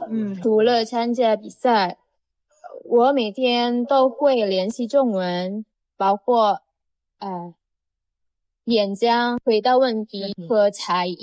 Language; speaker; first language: Chinese; non-native, learner; Indonesian